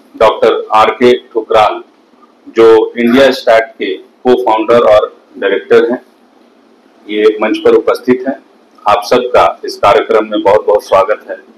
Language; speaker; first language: Hindi; native; Hindi